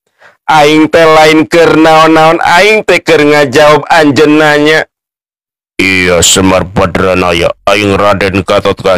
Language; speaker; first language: Indonesian; native; Indonesian